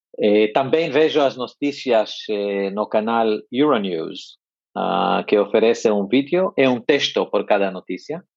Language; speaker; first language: Portuguese; non-native, fluent; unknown